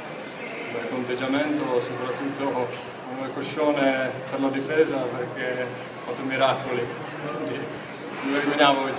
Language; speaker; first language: Italian; non-native, fluent; Czech